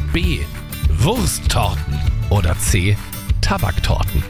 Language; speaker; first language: German; native; German